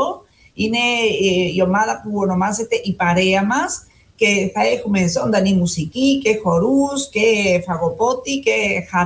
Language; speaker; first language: Greek; non-native, fluent; Spanish